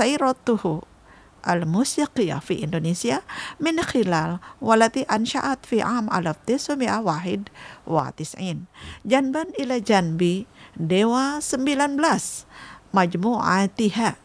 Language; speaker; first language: Arabic; non-native, fluent; Indonesian